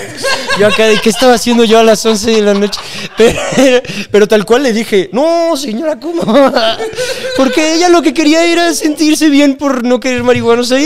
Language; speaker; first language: Spanish; native; Spanish